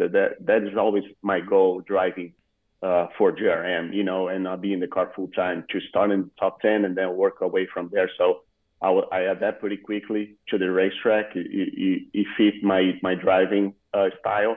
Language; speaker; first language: English; non-native, fluent; Portuguese